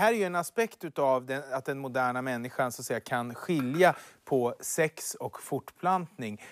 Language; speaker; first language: Swedish; native; Swedish